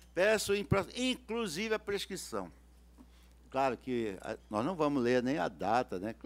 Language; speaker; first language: Portuguese; native; Portuguese